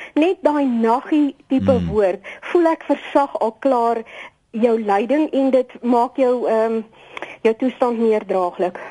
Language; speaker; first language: Afrikaans; native; Afrikaans